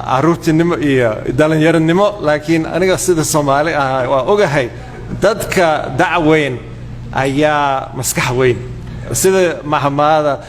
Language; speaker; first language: Somali; non-native, fluent; English